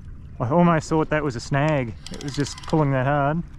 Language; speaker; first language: English; native; English